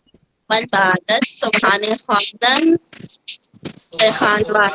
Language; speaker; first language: Persian; non-native, learner; Urdu